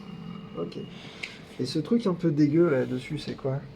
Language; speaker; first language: French; native; French